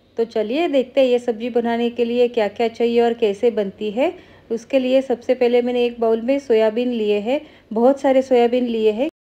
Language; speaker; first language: Hindi; non-native, local second language; Marathi